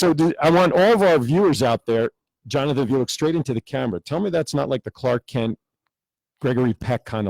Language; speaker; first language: English; native; English